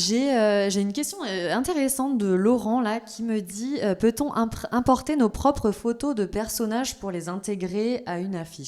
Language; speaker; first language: French; native; French